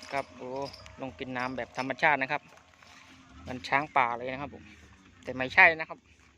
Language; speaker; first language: Thai; non-native, local second language; Khmer